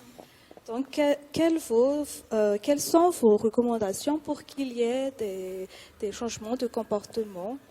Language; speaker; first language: French; non-native, local second language; Malagasy